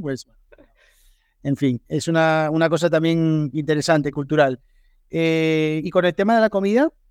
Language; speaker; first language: Spanish; native; Spanish